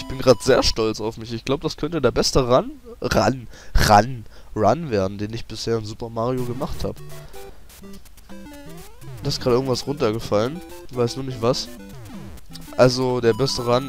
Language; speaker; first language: German; native; German